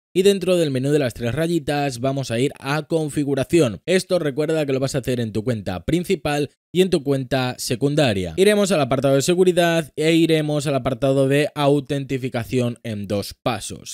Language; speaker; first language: Spanish; native; Spanish